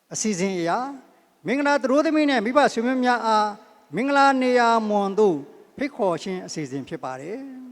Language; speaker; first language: Burmese; native; Burmese